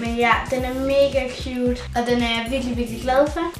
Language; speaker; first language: Danish; native; Danish